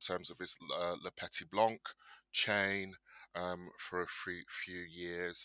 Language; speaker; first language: English; native; English